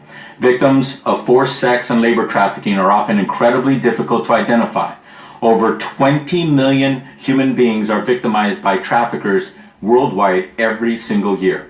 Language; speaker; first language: English; native; English